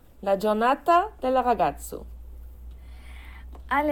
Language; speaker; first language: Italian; non-native, learner; French